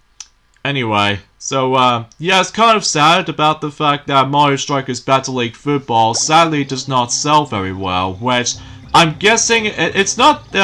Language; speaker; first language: English; native; English